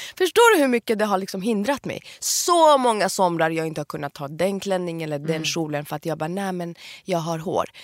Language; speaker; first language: Swedish; early bilingual, other home language; Persian